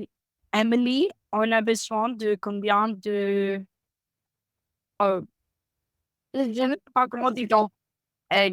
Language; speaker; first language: French; non-native, learner; Spanish